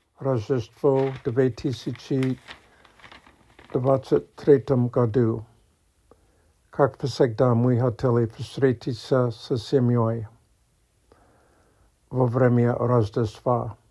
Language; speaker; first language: Russian; non-native, learner; English